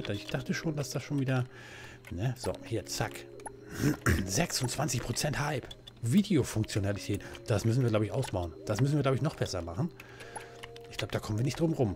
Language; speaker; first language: German; native; German